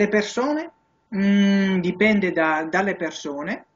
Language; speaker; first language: Italian; non-native, learner; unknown